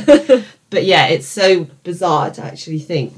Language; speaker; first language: English; native; English